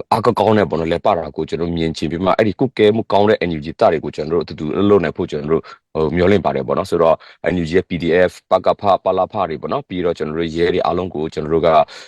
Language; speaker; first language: Burmese; non-native, local second language; Western Kayah